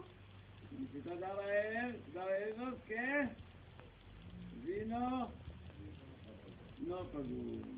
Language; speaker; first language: Spanish; non-native, learner; Hebrew